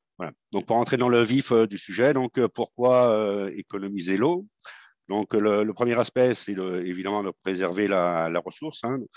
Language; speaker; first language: French; native; French